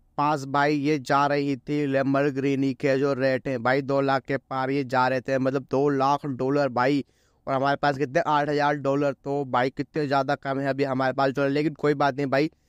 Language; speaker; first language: Hindi; native; Hindi